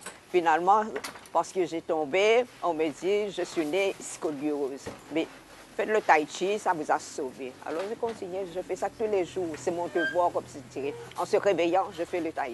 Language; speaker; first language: French; non-native, local second language; Hakka Chinese